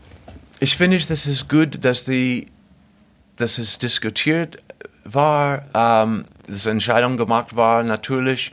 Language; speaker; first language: German; non-native, fluent; English